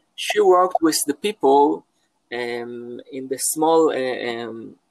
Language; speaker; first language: English; non-native, fluent; Hebrew